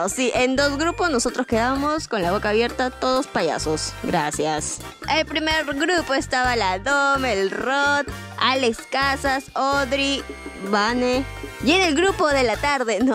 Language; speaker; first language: Spanish; native; Spanish